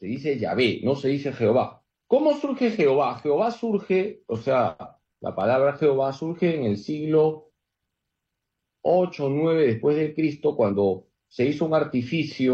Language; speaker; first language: Spanish; native; Spanish